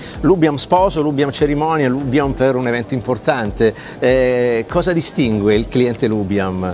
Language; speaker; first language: Italian; native; Italian